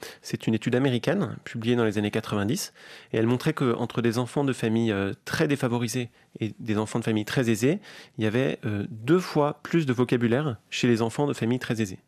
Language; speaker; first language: French; native; French